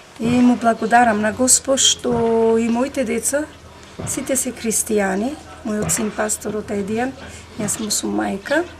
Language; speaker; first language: Macedonian; non-native, local second language; Romany